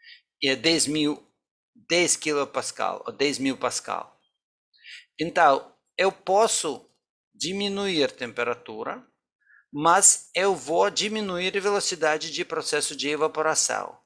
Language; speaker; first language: Portuguese; non-native, fluent; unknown